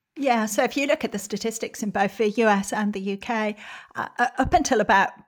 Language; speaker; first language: English; native; English